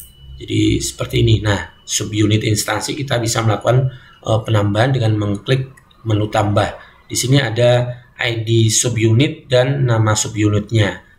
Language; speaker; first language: Indonesian; native; Indonesian